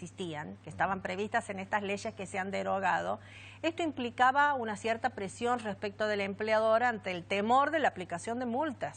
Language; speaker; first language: Spanish; native; Spanish